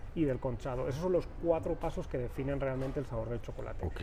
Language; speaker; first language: Spanish; native; Spanish